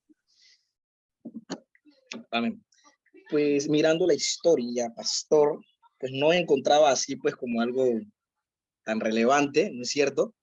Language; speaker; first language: Spanish; native; Spanish